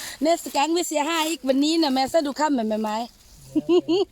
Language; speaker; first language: Danish; non-native, learner; Thai